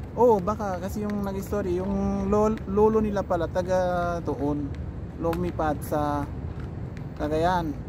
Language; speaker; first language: Filipino; non-native, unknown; Persian